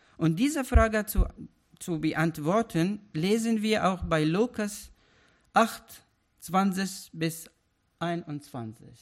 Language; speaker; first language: German; non-native, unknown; Arabic